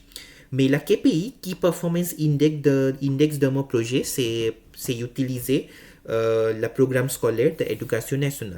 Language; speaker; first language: French; non-native, learner; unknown